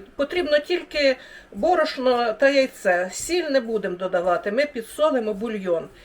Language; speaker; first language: Ukrainian; native; Ukrainian